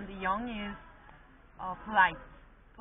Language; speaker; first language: English; non-native, learner; Korean